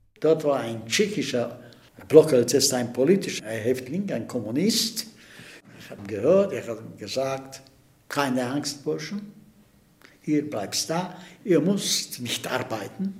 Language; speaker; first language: German; non-native, fluent; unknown